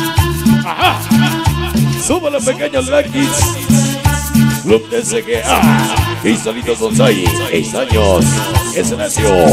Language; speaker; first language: Spanish; native; Spanish